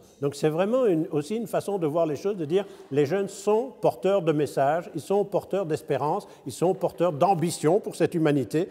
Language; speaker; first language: French; native; French